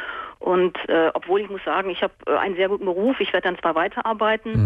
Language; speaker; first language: German; native; German